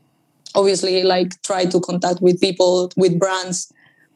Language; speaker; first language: English; non-native, learner; Spanish